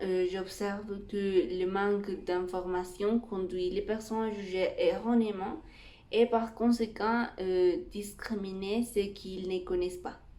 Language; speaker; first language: French; non-native, fluent; Spanish